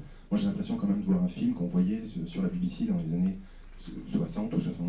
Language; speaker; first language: French; native; French